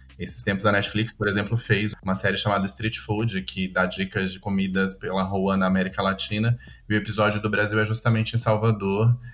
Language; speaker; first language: Portuguese; native; Portuguese